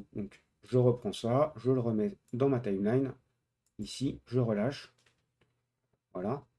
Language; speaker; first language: French; native; French